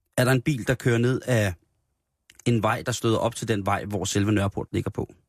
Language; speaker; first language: Danish; native; Danish